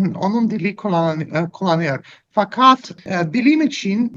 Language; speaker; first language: Turkish; non-native, learner; Russian